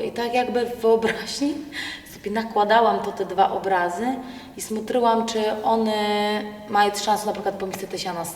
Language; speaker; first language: Polish; non-native, local second language; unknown